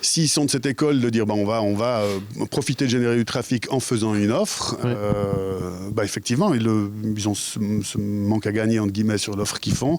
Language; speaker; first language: French; native; French